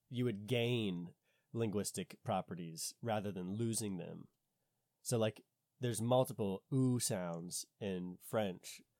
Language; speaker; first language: English; native; English